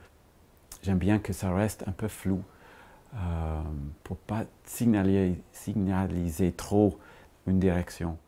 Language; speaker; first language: French; non-native, fluent; English